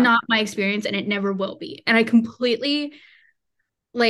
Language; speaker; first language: English; native; English